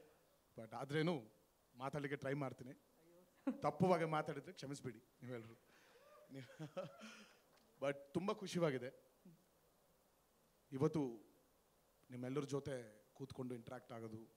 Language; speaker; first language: Kannada; early bilingual, heritage; Telugu